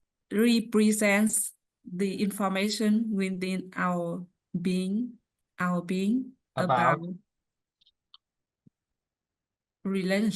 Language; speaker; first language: English; non-native, learner; Vietnamese